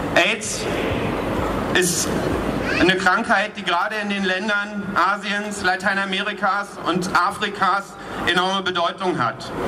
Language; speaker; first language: German; native; German